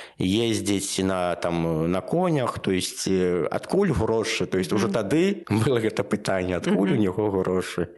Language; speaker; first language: Belarusian; non-native, local second language; Russian